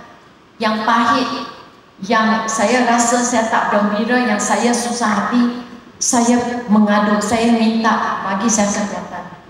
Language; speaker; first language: Indonesian; non-native, local second language; Chinese